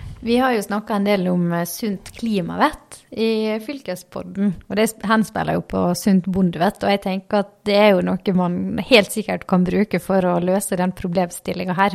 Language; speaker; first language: Norwegian; native; Norwegian